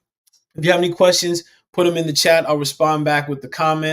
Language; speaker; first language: English; native; English